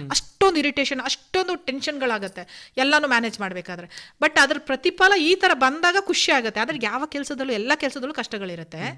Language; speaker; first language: Kannada; non-native, local second language; Kodava